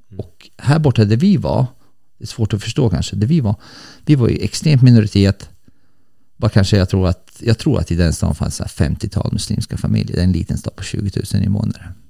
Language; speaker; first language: Swedish; early bilingual, other home language; Bosnian